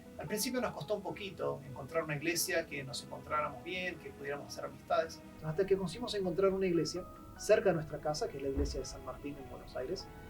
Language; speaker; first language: Spanish; early bilingual, heritage; Spanish